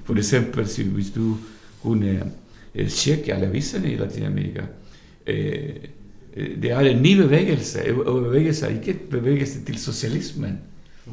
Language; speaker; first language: Norwegian; non-native, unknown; Spanish